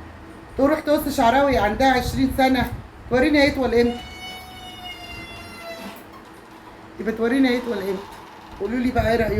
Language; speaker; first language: Arabic; native; Arabic